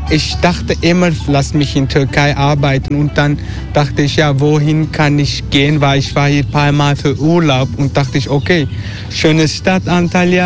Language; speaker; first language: German; non-native, learner; Turkish